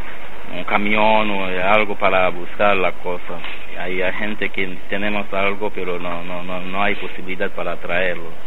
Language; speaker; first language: Spanish; non-native, learner; Haitian Creole